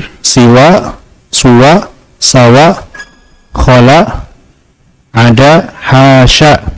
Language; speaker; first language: Arabic; non-native, fluent; Indonesian